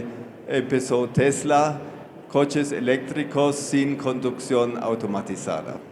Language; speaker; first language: Spanish; non-native, fluent; German